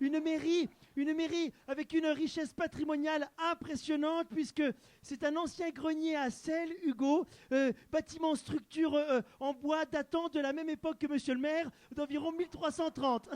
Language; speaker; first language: French; native; French